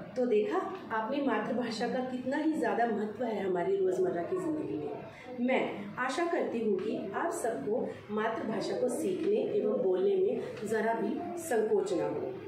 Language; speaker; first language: Hindi; non-native, local second language; Dogri